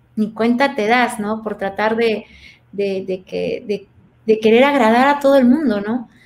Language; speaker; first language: Spanish; native; Spanish